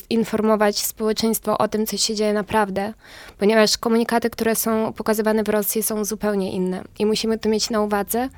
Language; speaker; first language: Polish; non-native, fluent; Ukrainian